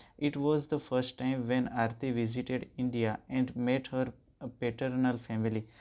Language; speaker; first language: Hindi; native; Hindi